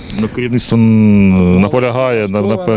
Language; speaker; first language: Ukrainian; native; Ukrainian